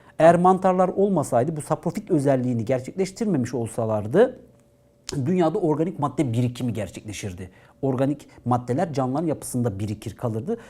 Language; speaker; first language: Turkish; native; Turkish